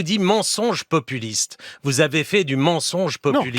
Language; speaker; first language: French; native; French